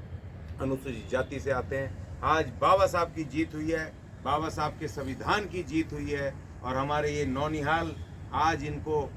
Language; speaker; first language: Hindi; native; Hindi